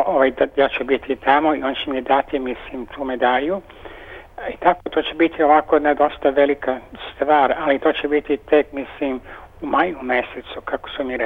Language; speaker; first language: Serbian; early bilingual, heritage; Serbian